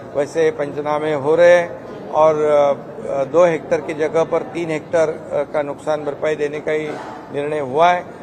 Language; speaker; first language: Hindi; non-native, local second language; Marathi